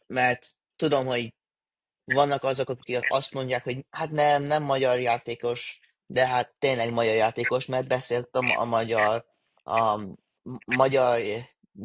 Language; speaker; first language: Hungarian; early bilingual, heritage; English